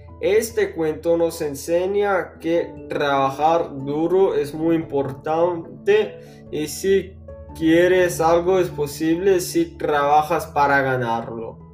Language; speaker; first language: Spanish; non-native, learner; English